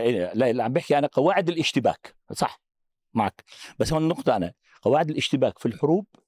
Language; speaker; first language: Arabic; native; Arabic